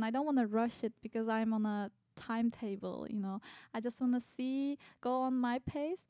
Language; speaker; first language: English; non-native, fluent; Turkish